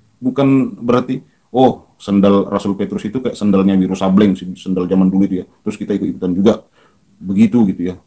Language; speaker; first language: Indonesian; native; Indonesian